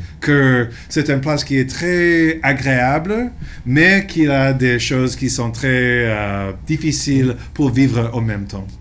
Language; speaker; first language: French; non-native, local second language; English